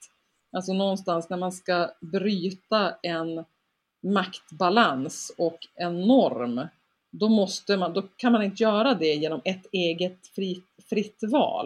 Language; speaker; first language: Swedish; native; Swedish